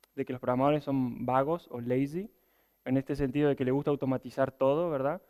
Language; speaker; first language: Spanish; native; Spanish